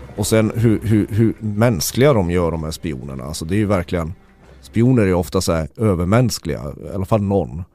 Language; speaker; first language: Swedish; native; Swedish